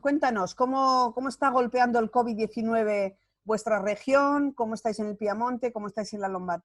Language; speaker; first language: Spanish; native; Spanish